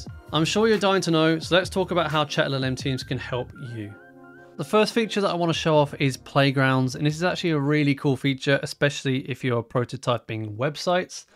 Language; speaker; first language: English; native; English